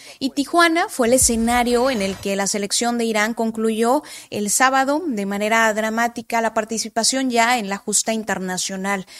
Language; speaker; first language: Spanish; native; Spanish